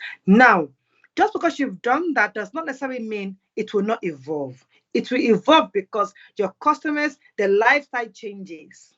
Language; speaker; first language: English; non-native, local second language; Yoruba